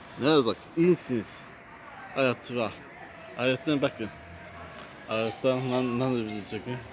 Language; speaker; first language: Turkish; non-native, learner; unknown